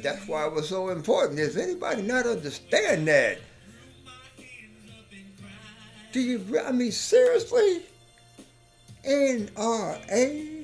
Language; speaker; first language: English; native; English